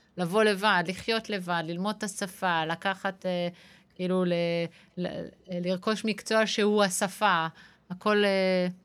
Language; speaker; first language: Hebrew; native; Hebrew